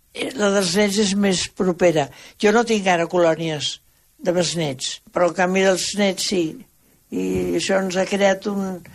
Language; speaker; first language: Catalan; native; Catalan